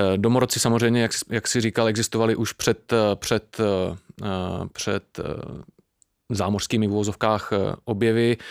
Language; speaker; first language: Czech; native; Czech